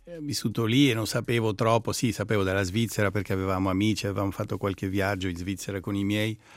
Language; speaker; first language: Italian; non-native, fluent; Greek